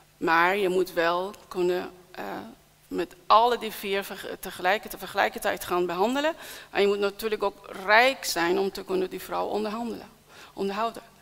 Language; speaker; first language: Dutch; non-native, fluent; Persian